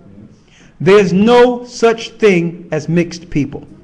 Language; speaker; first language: English; native; English